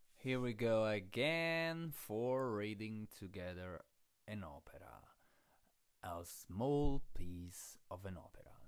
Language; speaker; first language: English; non-native, fluent; Italian